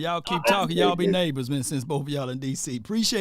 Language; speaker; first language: English; native; English